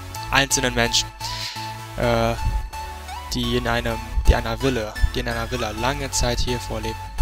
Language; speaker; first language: German; native; German